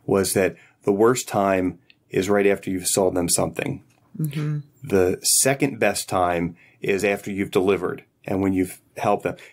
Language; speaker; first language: English; native; English